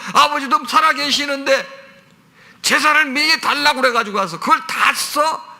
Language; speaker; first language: Korean; native; Korean